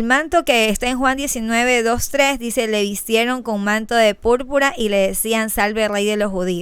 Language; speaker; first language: Spanish; native; Spanish